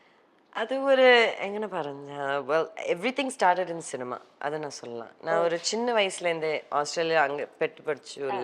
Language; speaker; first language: Tamil; early bilingual, heritage; Tamil